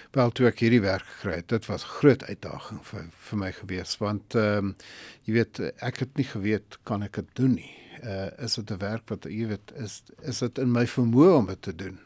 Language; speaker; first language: Afrikaans; non-native, local second language; English